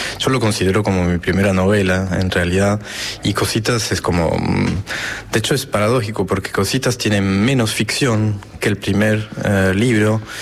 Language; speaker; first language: Spanish; non-native, fluent; French